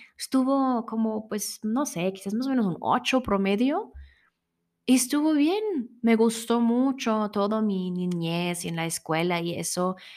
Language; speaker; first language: Spanish; non-native, fluent; German